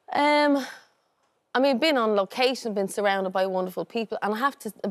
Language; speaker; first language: English; native; English